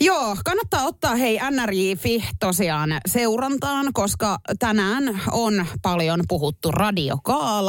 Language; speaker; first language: Finnish; native; Finnish